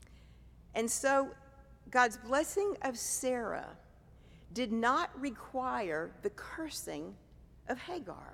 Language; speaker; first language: English; native; English